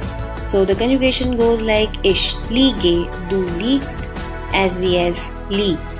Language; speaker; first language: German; non-native, fluent; Hindi